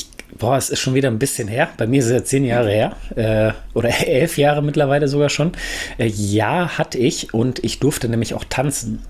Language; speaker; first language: German; native; German